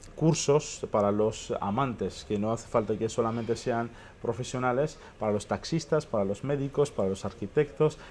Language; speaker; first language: Spanish; non-native, fluent; Armenian